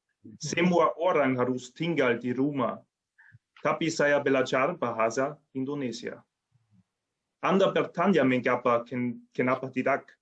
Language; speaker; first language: Indonesian; non-native, learner; German